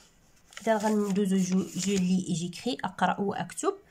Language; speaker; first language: Arabic; native; Arabic